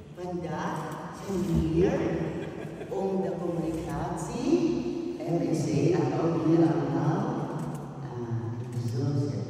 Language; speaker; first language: Dutch; non-native, fluent; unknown